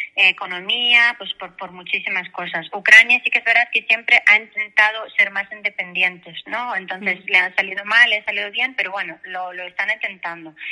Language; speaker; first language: Spanish; non-native, fluent; Russian